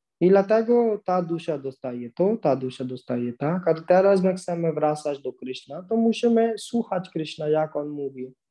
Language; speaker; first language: Polish; non-native, learner; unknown